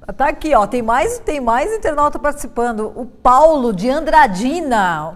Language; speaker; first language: Portuguese; native; Portuguese